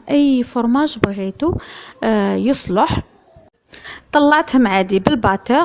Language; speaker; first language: Arabic; native; Arabic